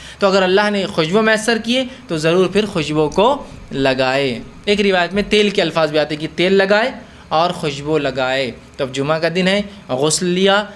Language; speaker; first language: Urdu; native; Urdu